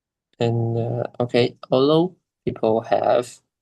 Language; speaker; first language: English; non-native, learner; Chinese